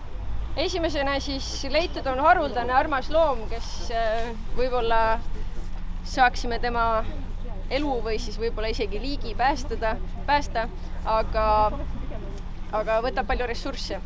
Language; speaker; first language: Estonian; native; Estonian